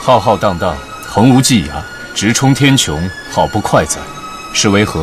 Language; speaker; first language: Chinese; native; Chinese